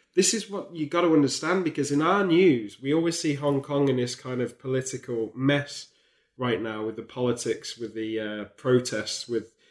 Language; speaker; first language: English; native; English